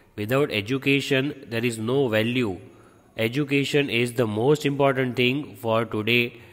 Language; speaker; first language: English; non-native, local second language; Gujarati